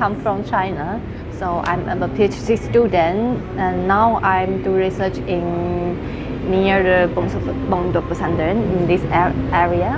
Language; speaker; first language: English; non-native, fluent; Chinese